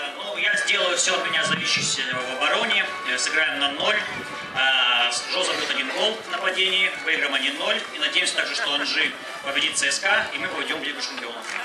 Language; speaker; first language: Russian; native; Russian